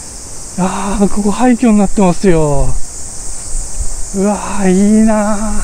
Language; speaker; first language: Japanese; native; Japanese